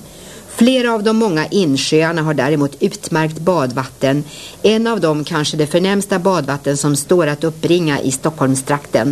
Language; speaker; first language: Swedish; native; Swedish